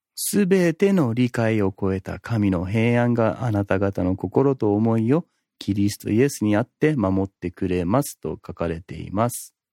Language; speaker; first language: Japanese; non-native, fluent; English